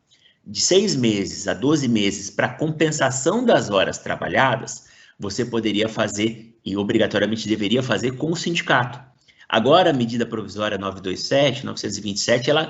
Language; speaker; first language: Portuguese; native; Portuguese